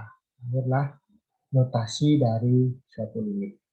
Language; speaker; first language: Indonesian; native; Indonesian